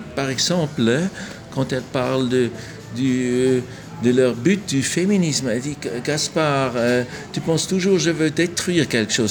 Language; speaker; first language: French; non-native, local second language; German